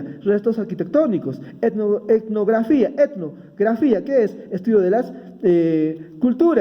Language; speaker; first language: Spanish; native; Spanish